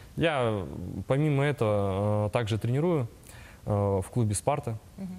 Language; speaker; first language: Russian; native; Russian